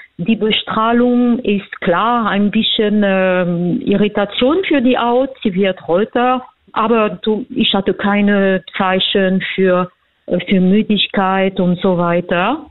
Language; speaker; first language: German; non-native, fluent; French